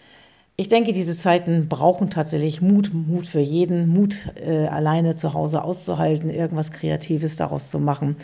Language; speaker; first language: German; native; German